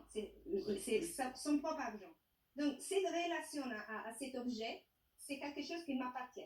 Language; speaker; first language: French; non-native, fluent; Italian